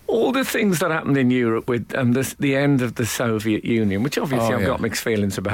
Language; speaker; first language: English; native; English